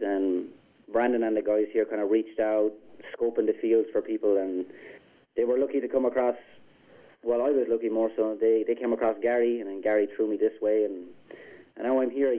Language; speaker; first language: English; native; English